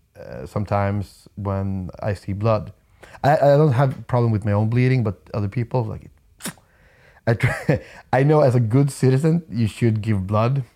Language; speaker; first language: English; non-native, fluent; Swedish